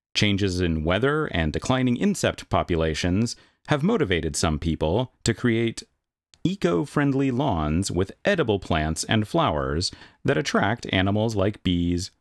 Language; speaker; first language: English; native; English